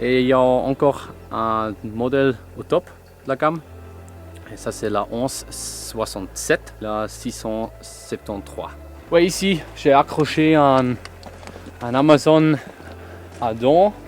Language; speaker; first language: French; non-native, fluent; German